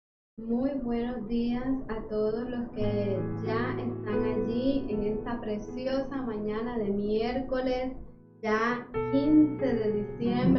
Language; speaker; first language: Spanish; native; Spanish